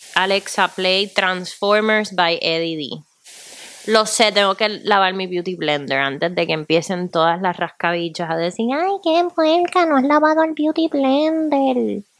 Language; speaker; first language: Spanish; native; Spanish